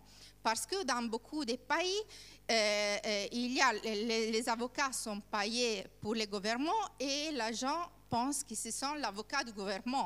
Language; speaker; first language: French; non-native, learner; Italian